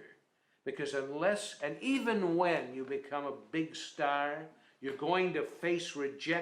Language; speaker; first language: English; native; English